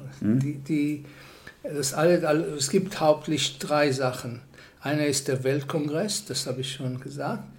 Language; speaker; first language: German; non-native, fluent; Hebrew